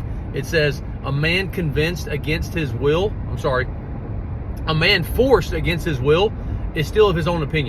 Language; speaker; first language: English; native; English